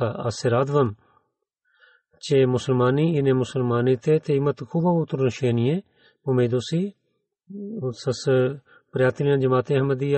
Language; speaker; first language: Bulgarian; non-native, learner; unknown